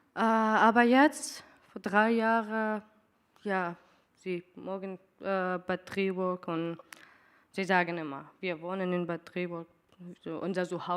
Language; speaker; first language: German; non-native, learner; Persian